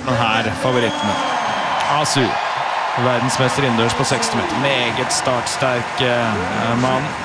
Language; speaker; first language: Norwegian; native; Norwegian